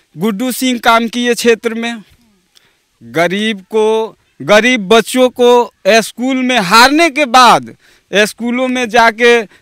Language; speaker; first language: Hindi; native; Hindi